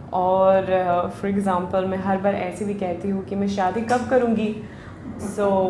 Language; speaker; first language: Hindi; non-native, learner; Swedish